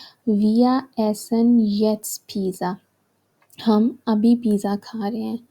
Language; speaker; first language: German; non-native, fluent; Urdu